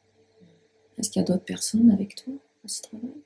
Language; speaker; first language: French; native; French